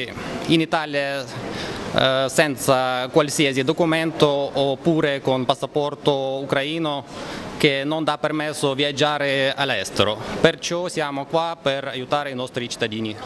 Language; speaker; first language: Italian; non-native, fluent; Ukrainian